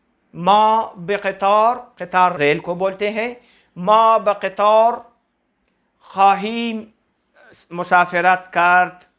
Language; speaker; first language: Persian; non-native, fluent; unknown